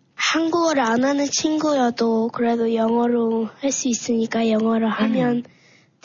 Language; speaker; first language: Korean; early bilingual, heritage; Korean